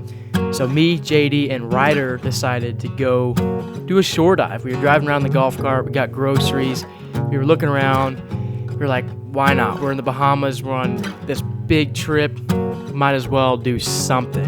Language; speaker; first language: English; native; English